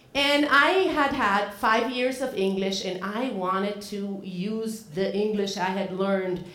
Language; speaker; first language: English; non-native, fluent; Spanish